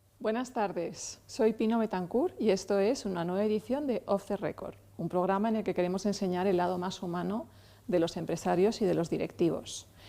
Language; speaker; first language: Spanish; native; Spanish